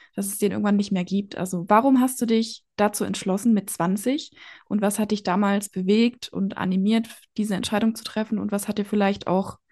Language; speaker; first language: German; native; German